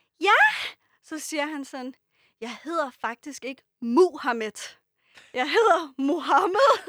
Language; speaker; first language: Danish; early bilingual, other home language; Persian